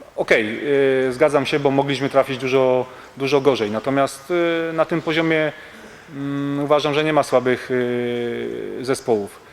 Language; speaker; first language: Polish; native; Polish